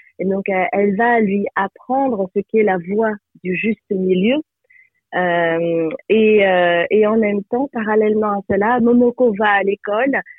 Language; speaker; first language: French; early bilingual, other home language; Japanese